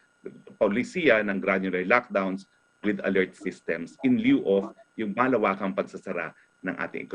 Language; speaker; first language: Filipino; native; Filipino